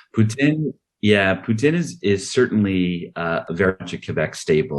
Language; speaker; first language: English; native; English